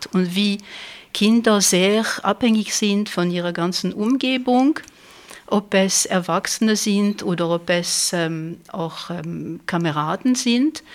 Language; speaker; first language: German; non-native, fluent; French